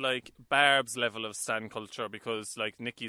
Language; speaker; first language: English; native; English